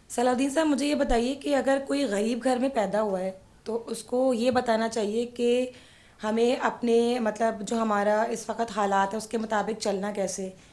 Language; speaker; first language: Urdu; native; Urdu